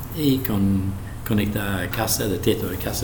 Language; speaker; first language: Portuguese; non-native, fluent; English